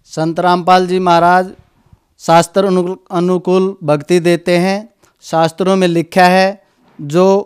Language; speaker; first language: Hindi; native; Hindi